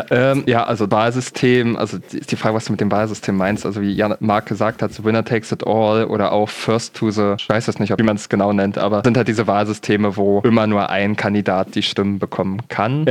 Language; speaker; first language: German; native; German